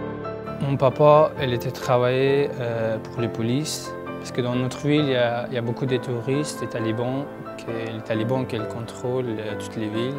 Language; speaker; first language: French; non-native, learner; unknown